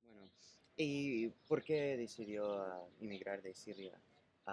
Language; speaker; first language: Spanish; non-native, learner; English